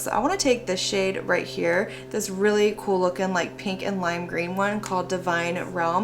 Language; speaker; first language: English; native; English